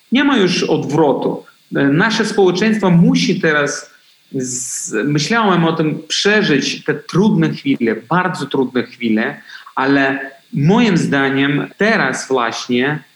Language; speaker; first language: Polish; non-native, fluent; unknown